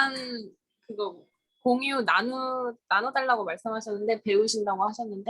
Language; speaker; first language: Korean; native; Korean